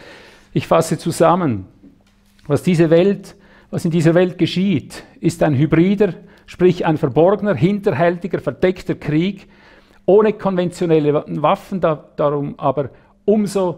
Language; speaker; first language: German; native; German